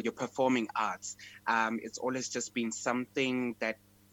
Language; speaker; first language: English; non-native, local second language; Xhosa